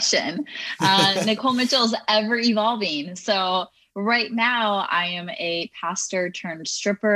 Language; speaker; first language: English; native; English